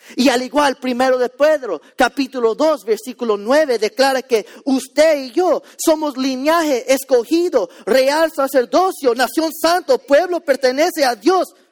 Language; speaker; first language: Spanish; early bilingual, heritage; Spanish